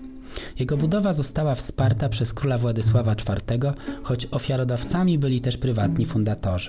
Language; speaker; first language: Polish; native; Polish